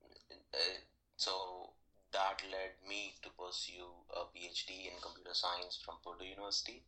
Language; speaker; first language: English; non-native, local second language; Telugu